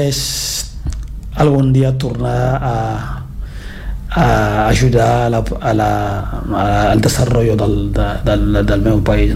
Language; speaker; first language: Catalan; non-native, fluent; Fula